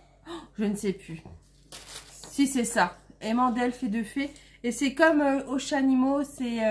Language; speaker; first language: French; native; French